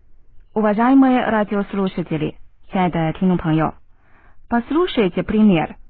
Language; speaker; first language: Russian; non-native, fluent; Chinese